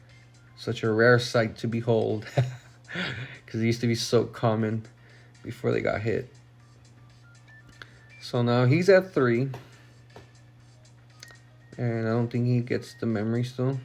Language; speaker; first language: English; native; English